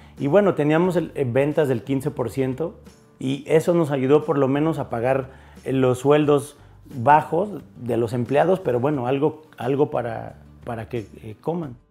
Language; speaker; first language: Spanish; native; Spanish